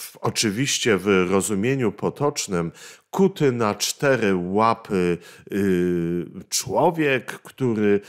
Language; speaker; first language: Polish; native; Polish